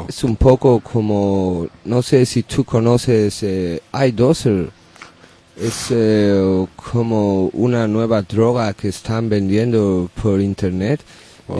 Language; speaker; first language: Spanish; non-native, learner; English